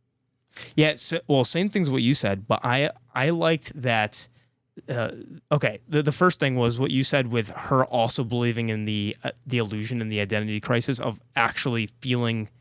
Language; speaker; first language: English; native; English